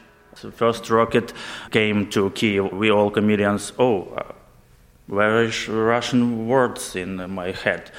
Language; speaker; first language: English; non-native, learner; Ukrainian